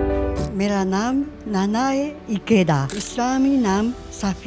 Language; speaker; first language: Hindi; non-native, learner; Japanese